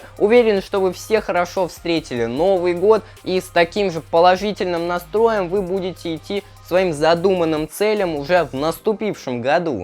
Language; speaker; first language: Russian; native; Russian